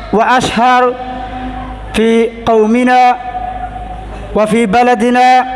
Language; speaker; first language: Arabic; non-native, learner; Rohingya